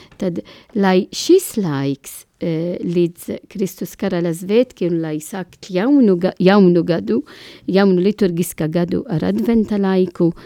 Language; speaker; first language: Latvian; non-native, learner; Italian